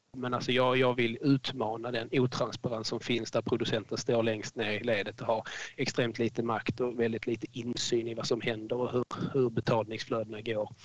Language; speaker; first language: Swedish; native; Swedish